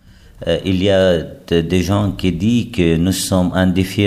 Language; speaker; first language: French; non-native, fluent; Arabic